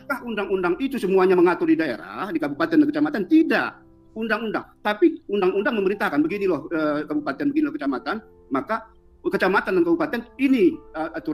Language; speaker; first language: Indonesian; native; Indonesian